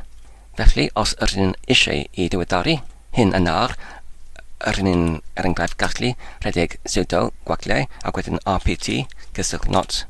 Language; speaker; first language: Welsh; non-native, learner; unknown